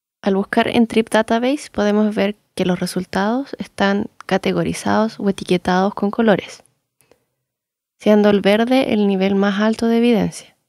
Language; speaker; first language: Spanish; native; Spanish